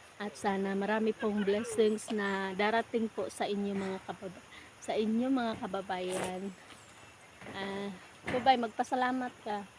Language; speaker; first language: Filipino; native; Filipino